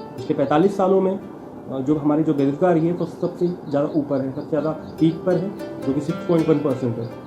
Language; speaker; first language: Hindi; non-native, local second language; Marathi